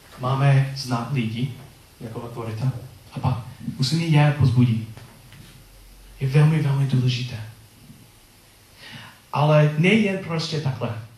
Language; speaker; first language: Czech; non-native, learner; English